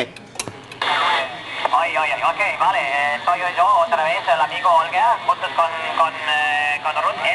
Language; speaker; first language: Spanish; non-native, learner; German